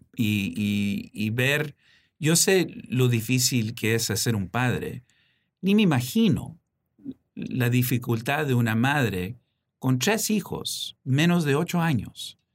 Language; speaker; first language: Spanish; early bilingual, heritage; Spanish